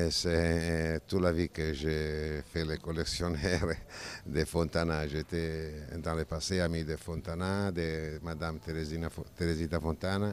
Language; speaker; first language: French; non-native, fluent; Italian